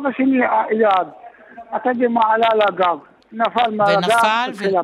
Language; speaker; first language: Hebrew; non-native, local second language; Arabic